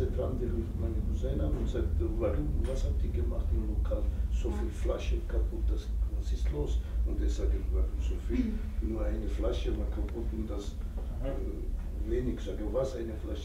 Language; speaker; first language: German; non-native, learner; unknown